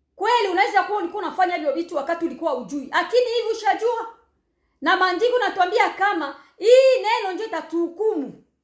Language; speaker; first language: Swahili; native; Swahili